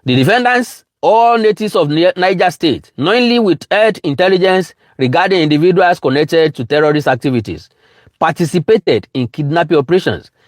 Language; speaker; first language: English; non-native, local second language; Yoruba